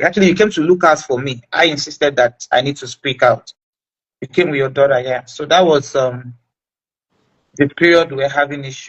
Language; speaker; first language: English; non-native, local second language; Igbo